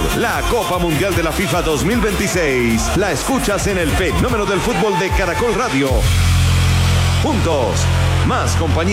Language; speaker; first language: Spanish; native; Spanish